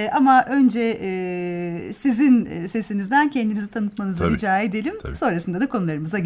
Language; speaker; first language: Turkish; native; Turkish